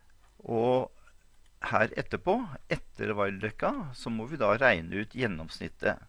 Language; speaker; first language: Norwegian; native; Norwegian